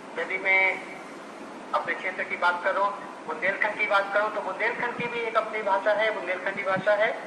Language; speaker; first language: Hindi; native; Hindi